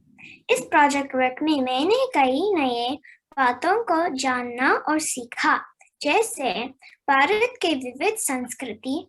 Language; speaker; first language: Hindi; early bilingual, heritage; Hindi